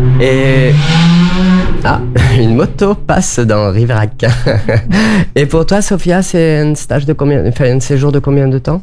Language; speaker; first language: French; native; French